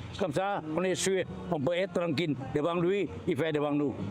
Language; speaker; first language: French; non-native, learner; Thai